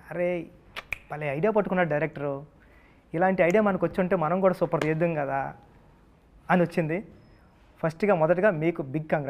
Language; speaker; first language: Telugu; native; Telugu